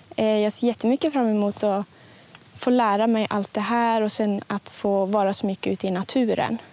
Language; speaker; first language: Swedish; native; Swedish